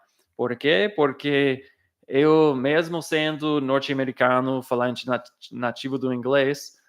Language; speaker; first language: Portuguese; non-native, fluent; English